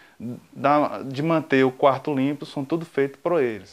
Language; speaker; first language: Spanish; non-native, learner; Portuguese